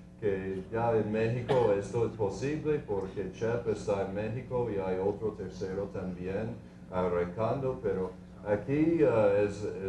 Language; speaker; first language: Spanish; non-native, fluent; English